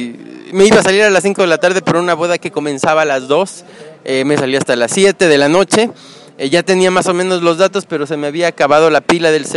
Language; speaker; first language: Spanish; native; Spanish